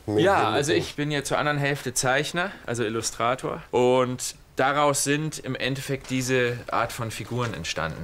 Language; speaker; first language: German; native; German